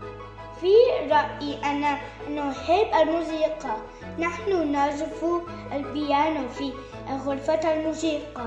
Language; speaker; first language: Arabic; non-native, learner; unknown